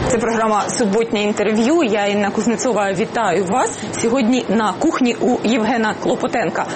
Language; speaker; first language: Ukrainian; native; Ukrainian